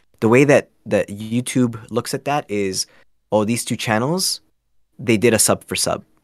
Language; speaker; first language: English; early bilingual, other home language; Spanish